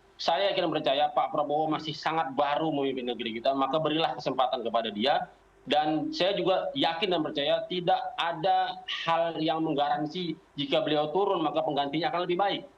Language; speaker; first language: Indonesian; native; Indonesian